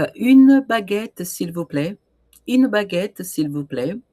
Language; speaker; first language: French; non-native, fluent; Portuguese